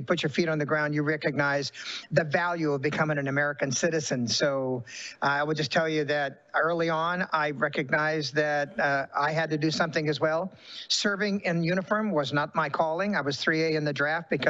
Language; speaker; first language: English; native; English